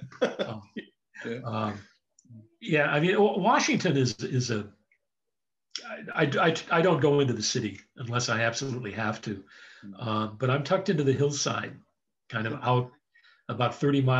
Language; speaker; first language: English; native; English